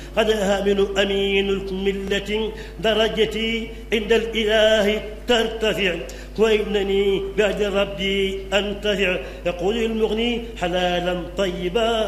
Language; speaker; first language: Arabic; non-native, fluent; Wolof